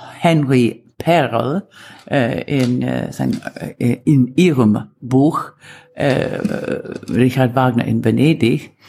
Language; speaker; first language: German; non-native, fluent; Italian